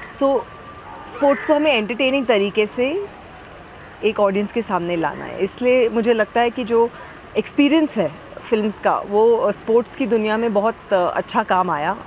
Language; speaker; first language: Hindi; native; Hindi